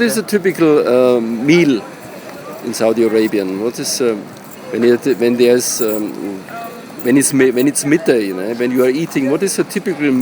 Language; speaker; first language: English; non-native, learner; German